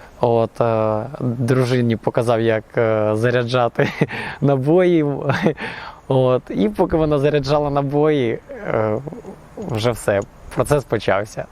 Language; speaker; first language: Ukrainian; native; Ukrainian